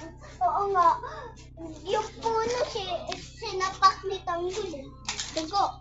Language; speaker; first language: Filipino; native; Filipino